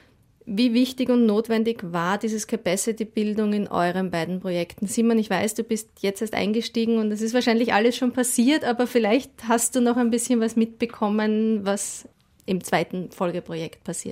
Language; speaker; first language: German; native; German